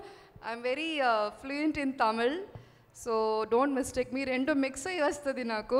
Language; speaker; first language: Telugu; non-native, learner; Tamil